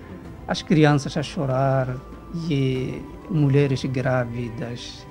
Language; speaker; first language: Portuguese; non-native, learner; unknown